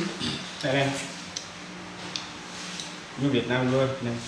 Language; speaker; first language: Vietnamese; non-native, learner; Portuguese